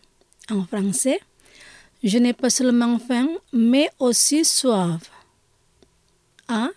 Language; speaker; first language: French; non-native, fluent; Indonesian